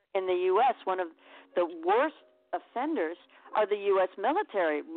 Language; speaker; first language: English; native; English